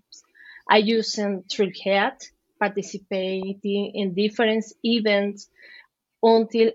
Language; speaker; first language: English; non-native, learner; Spanish